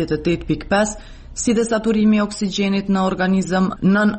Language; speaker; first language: Albanian; native; Albanian